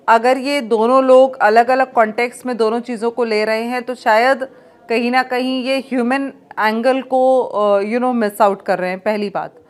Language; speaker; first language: Hindi; native; Hindi